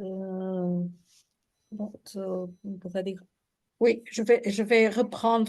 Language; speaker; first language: French; non-native, fluent; Portuguese